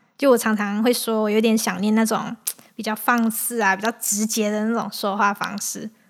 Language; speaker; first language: Chinese; native; Chinese